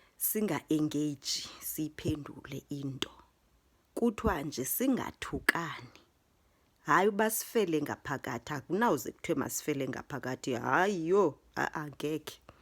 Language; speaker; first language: Zulu; non-native, local second language; Xhosa